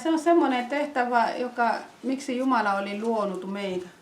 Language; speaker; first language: Finnish; non-native, fluent; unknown